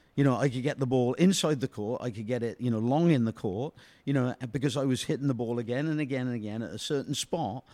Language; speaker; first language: English; native; English